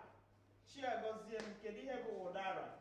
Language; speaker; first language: Igbo; native; Igbo